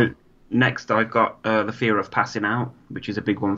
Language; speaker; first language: English; native; English